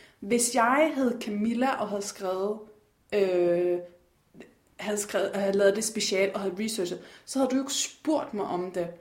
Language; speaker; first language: Danish; native; Danish